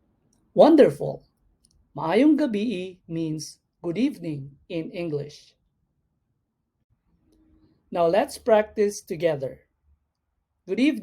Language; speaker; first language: English; non-native, local second language; Cebuano